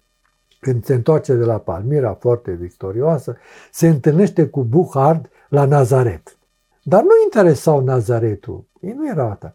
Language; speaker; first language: Romanian; native; Romanian